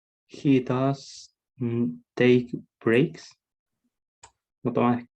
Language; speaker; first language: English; non-native, learner; Spanish